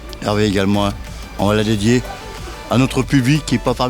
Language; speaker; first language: French; native; French